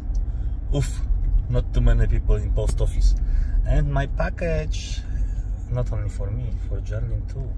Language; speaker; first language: English; non-native, learner; Polish